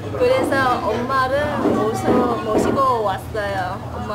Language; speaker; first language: Korean; non-native, learner; Vietnamese